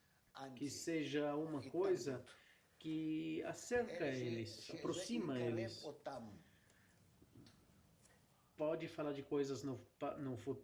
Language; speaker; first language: Portuguese; non-native, fluent; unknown